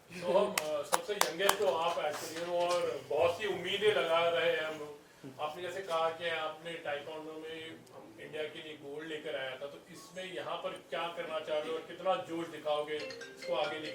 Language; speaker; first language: Hindi; native; Hindi